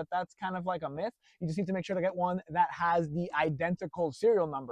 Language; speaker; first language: English; native; English